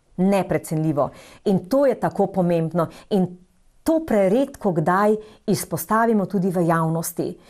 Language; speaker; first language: Slovenian; native; Slovenian